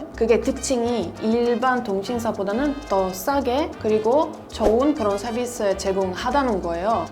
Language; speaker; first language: Korean; non-native, fluent; Italian